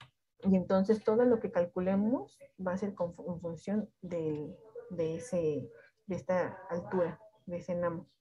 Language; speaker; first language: Spanish; native; Spanish